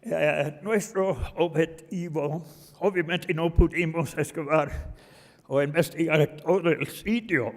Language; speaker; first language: Spanish; non-native, fluent; English